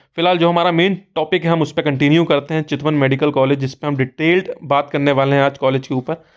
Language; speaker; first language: Hindi; native; Hindi